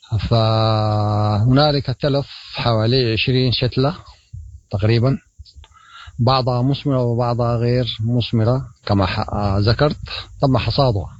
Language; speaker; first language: Arabic; native; Arabic